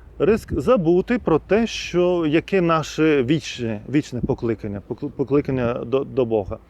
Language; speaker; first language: Ukrainian; non-native, fluent; Lithuanian